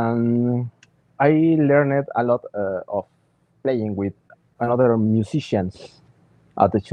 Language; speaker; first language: English; non-native, learner; Spanish